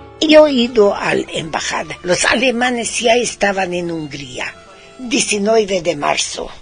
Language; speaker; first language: Spanish; non-native, fluent; Hungarian